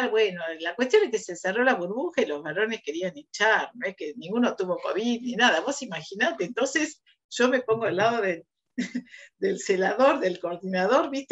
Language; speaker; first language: Spanish; native; Spanish